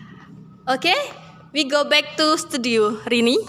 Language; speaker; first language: English; non-native, learner; Indonesian